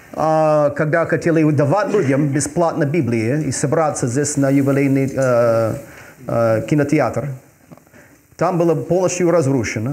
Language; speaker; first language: Russian; non-native, fluent; English